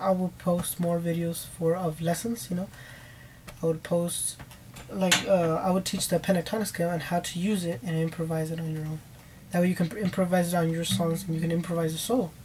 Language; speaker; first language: English; early bilingual, other home language; Spanish